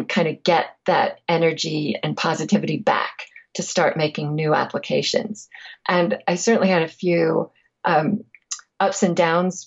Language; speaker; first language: English; native; English